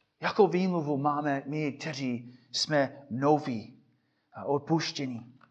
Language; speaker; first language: Czech; non-native, fluent; English